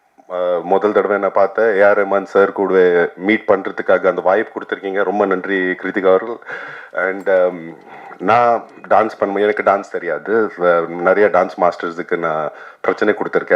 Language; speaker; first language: Tamil; non-native, local second language; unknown